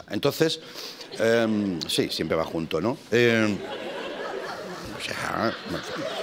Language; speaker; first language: Spanish; native; Spanish